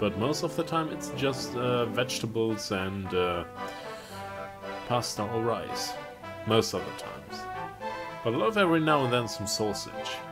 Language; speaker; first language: English; non-native, fluent; German